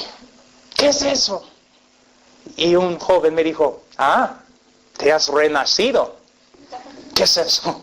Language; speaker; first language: Spanish; non-native, fluent; English